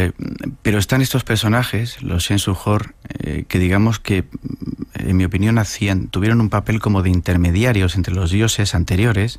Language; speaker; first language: Spanish; native; Spanish